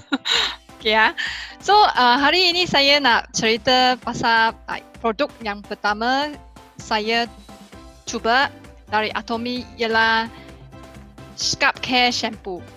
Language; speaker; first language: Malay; non-native, local second language; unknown